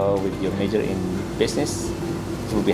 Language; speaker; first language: English; non-native, learner; Indonesian